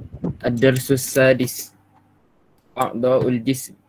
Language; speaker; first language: Arabic; non-native, learner; Malay